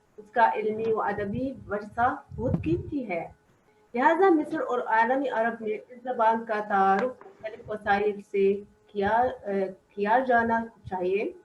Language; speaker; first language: Urdu; non-native, fluent; Arabic